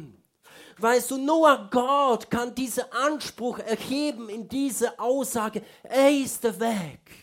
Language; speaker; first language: German; non-native, fluent; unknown